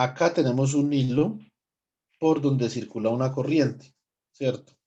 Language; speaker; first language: Spanish; native; Spanish